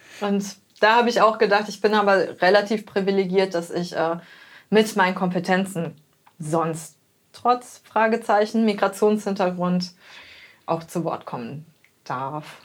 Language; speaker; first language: German; native; German